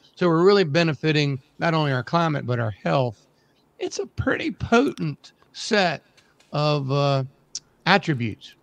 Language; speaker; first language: English; native; English